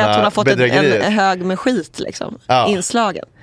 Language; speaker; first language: Swedish; native; Swedish